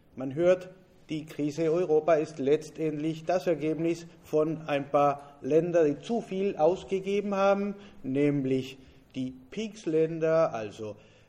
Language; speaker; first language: German; non-native, fluent; Spanish